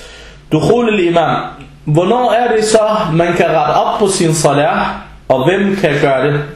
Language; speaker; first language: Danish; early bilingual, other home language; Arabic